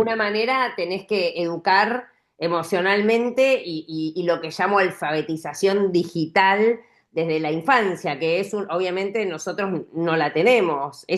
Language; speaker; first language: Spanish; native; Spanish